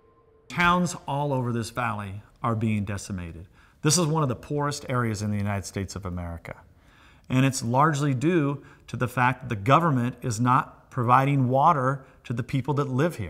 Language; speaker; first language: English; native; English